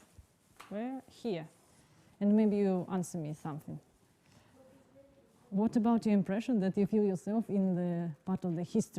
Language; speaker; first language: English; non-native, learner; Russian